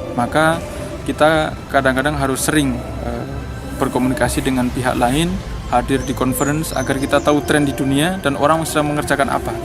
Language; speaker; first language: Indonesian; non-native, local second language; Javanese